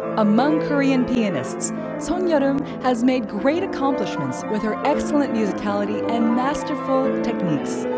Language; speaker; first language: English; native; English